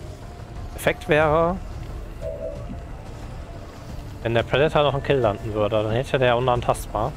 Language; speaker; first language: German; native; German